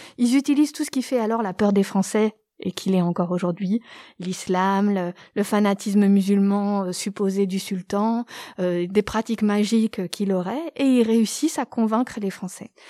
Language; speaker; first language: French; native; French